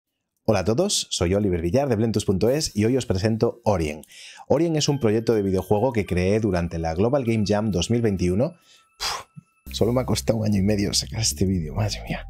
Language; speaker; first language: Spanish; native; Spanish